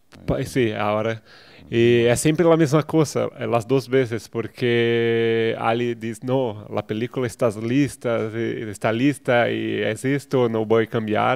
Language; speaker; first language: Spanish; non-native, fluent; Portuguese